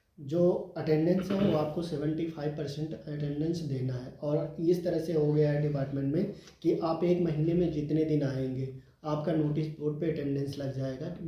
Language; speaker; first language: Hindi; native; Hindi